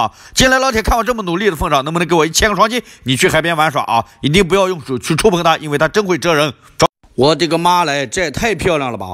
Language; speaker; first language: Chinese; native; Chinese